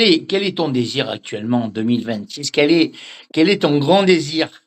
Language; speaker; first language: French; native; French